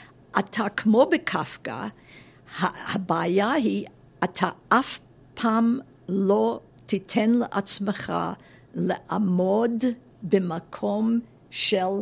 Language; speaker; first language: Hebrew; non-native, fluent; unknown